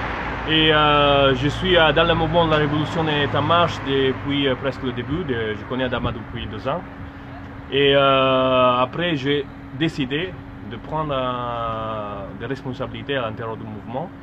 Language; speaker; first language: French; non-native, fluent; Italian